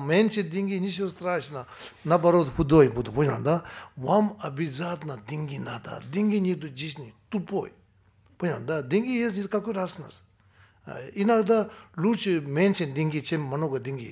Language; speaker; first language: Russian; non-native, learner; Tibetan